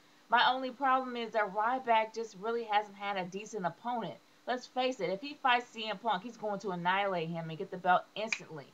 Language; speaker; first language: English; native; English